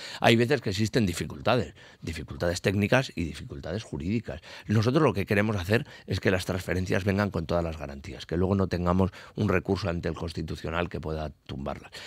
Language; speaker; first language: Spanish; native; Spanish